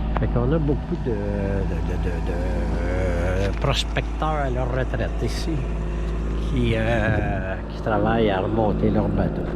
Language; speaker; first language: French; native; French